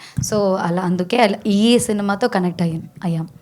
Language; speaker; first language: Telugu; non-native, learner; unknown